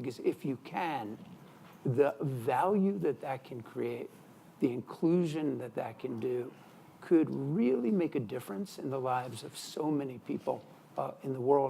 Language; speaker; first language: English; native; English